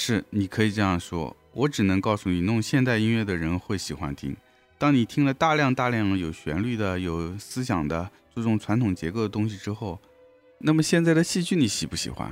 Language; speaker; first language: Chinese; native; Chinese